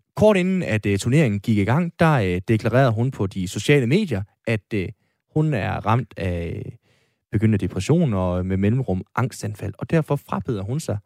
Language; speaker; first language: Danish; native; Danish